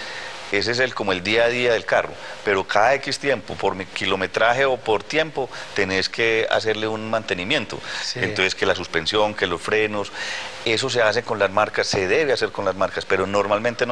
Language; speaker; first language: Spanish; native; Spanish